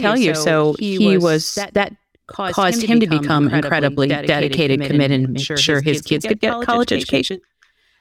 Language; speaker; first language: English; native; English